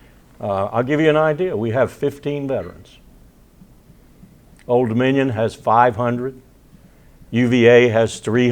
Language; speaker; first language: English; native; English